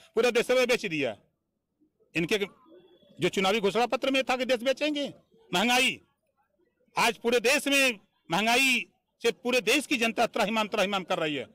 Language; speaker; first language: Hindi; native; Hindi